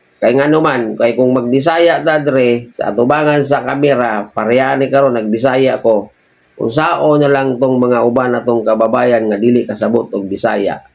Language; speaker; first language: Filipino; non-native, local second language; Cebuano